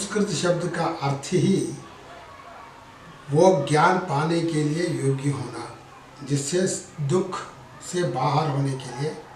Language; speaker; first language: Hindi; non-native, local second language; Kannada